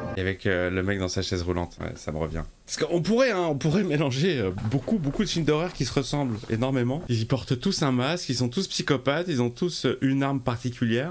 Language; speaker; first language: French; native; French